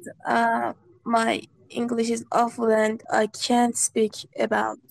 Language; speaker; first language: English; non-native, learner; Persian